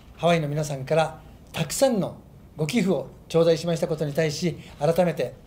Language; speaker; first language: Japanese; native; Japanese